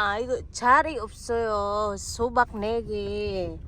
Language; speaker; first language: Korean; non-native, learner; Filipino